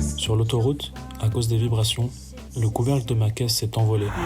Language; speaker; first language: French; native; French